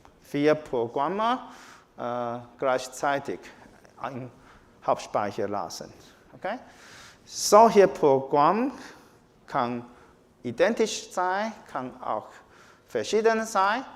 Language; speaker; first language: German; non-native, fluent; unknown